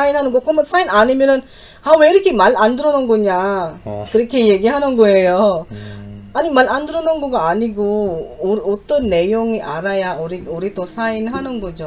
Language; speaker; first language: Korean; non-native, learner; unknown